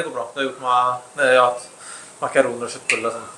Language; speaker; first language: Swedish; native; Swedish